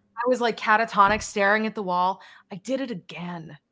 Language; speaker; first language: English; native; English